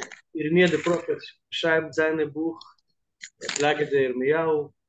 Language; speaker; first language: German; non-native, fluent; Russian